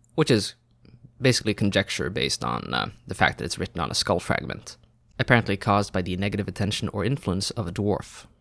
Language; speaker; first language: English; non-native, fluent; Norwegian